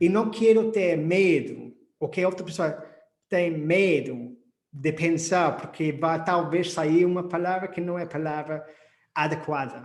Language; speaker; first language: Portuguese; non-native, fluent; English